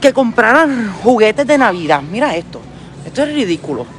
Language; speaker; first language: Spanish; early bilingual, heritage; Spanish